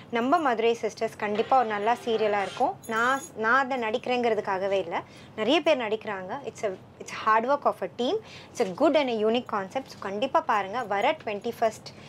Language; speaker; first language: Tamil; non-native, local second language; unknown